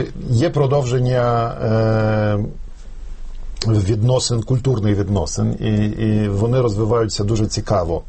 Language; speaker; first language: Ukrainian; non-native, fluent; Polish